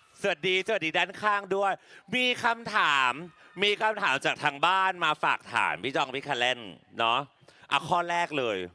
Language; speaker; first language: Thai; native; Thai